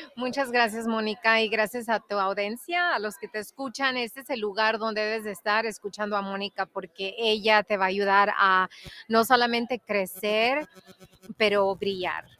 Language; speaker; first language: Spanish; native; Spanish